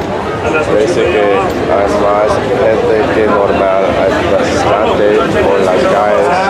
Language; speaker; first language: Spanish; non-native, learner; English